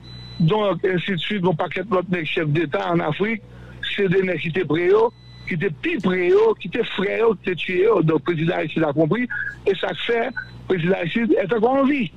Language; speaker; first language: French; non-native, local second language; Haitian Creole